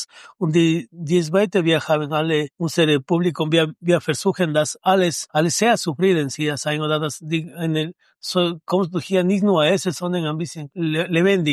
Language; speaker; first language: German; non-native, learner; Spanish